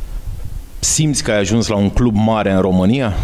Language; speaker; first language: Romanian; native; Romanian